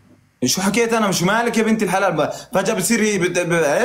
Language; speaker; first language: Arabic; native; Arabic